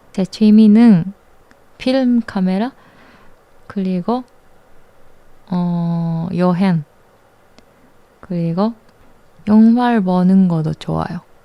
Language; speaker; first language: Korean; non-native, learner; Japanese